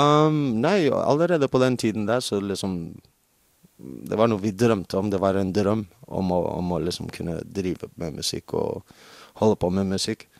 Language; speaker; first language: Norwegian; non-native, fluent; English